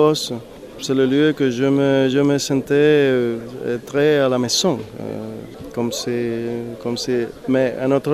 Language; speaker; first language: French; non-native, learner; Spanish